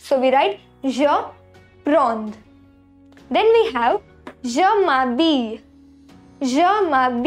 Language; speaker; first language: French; non-native, fluent; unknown